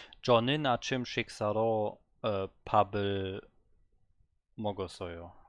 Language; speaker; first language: Korean; non-native, learner; German